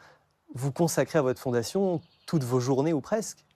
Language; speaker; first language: French; native; French